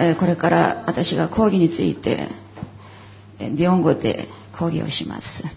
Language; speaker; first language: Japanese; non-native, fluent; Korean